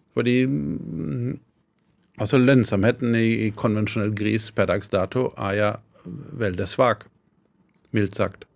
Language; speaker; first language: Norwegian; non-native, fluent; German